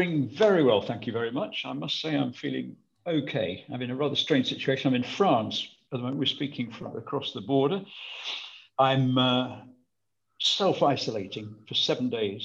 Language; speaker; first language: English; native; English